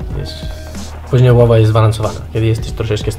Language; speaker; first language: Polish; non-native, learner; Spanish